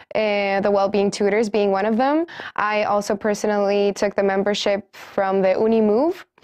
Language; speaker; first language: English; non-native, fluent; Spanish